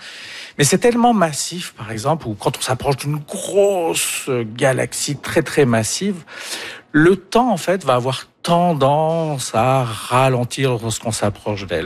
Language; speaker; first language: French; native; French